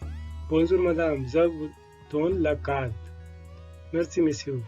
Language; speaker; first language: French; non-native, learner; Hindi